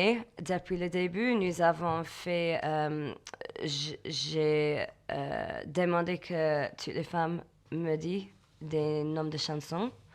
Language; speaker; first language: French; non-native, fluent; English